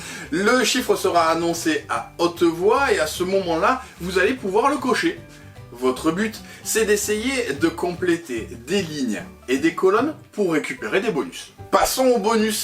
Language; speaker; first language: French; native; French